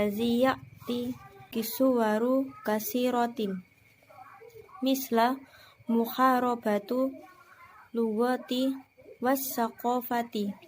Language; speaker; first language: Arabic; non-native, learner; Indonesian